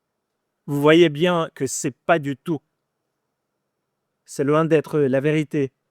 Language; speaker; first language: French; non-native, fluent; Ukrainian